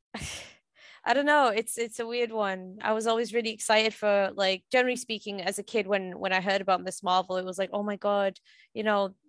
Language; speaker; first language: English; native; English